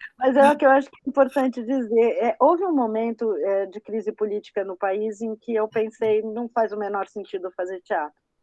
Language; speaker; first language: Portuguese; native; Portuguese